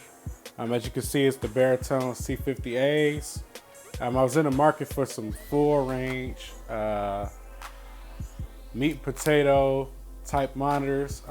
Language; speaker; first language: English; native; English